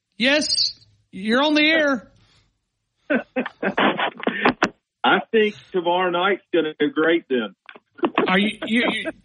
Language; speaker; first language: English; native; English